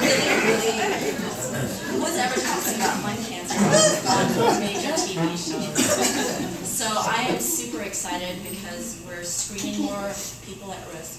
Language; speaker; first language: English; native; English